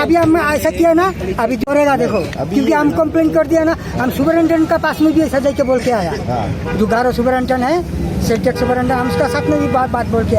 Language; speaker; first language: Hindi; non-native, local second language; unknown